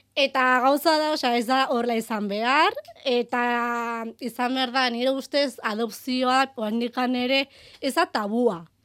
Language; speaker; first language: Basque; early bilingual, heritage; Basque